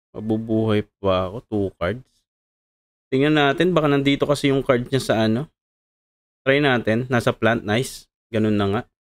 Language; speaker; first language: Filipino; native; Filipino